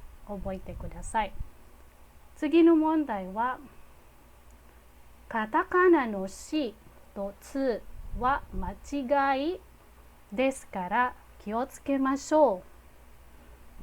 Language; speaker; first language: Japanese; non-native, fluent; Filipino